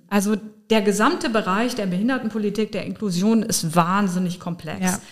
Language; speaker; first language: German; native; German